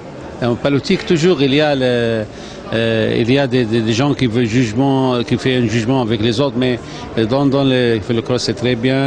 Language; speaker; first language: French; non-native, fluent; Arabic